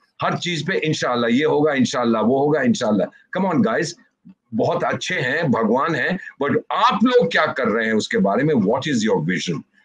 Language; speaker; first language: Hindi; native; Hindi